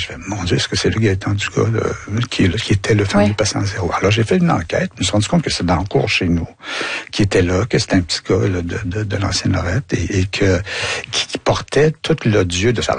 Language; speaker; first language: French; native; French